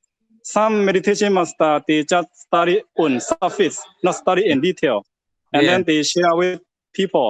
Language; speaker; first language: English; non-native, learner; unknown